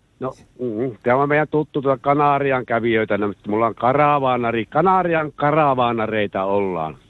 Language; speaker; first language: Finnish; native; Finnish